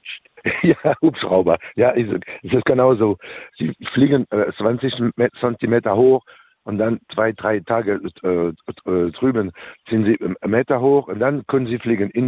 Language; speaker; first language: German; non-native, learner; French